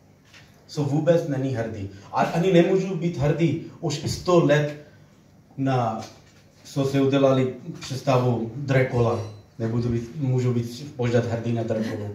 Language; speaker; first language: Czech; non-native, learner; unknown